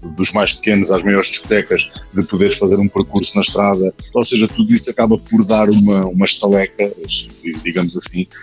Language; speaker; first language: Portuguese; native; Portuguese